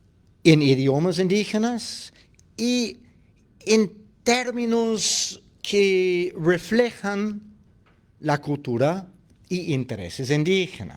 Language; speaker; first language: Spanish; non-native, fluent; English